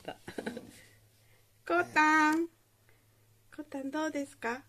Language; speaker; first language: Japanese; native; Japanese